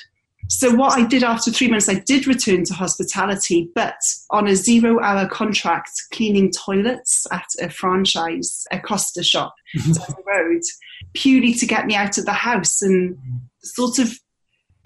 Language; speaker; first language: English; native; English